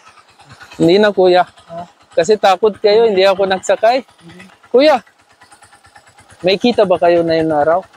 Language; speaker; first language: Filipino; non-native, learner; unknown